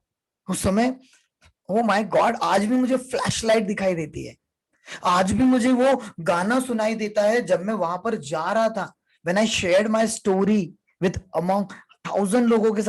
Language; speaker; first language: Hindi; native; Hindi